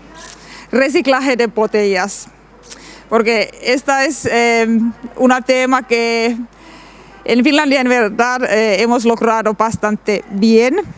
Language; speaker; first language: Spanish; non-native, learner; Finnish